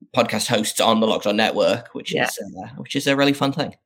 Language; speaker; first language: English; native; English